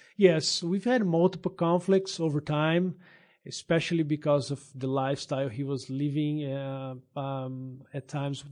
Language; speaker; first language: English; non-native, fluent; Portuguese